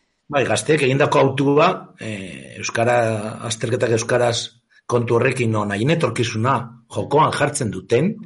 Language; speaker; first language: Basque; native; Basque